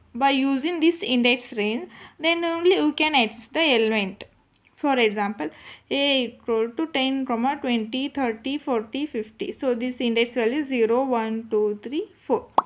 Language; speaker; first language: English; non-native, local second language; Kannada